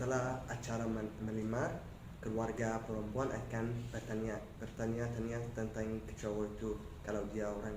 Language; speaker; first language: Indonesian; non-native, learner; Arabic